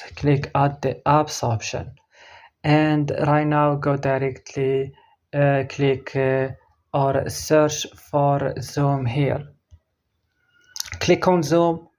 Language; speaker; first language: English; non-native, fluent; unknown